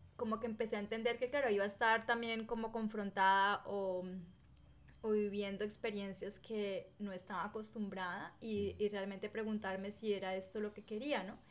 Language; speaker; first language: Spanish; native; Spanish